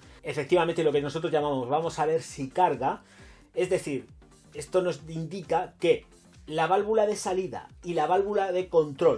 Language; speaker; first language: Spanish; native; Spanish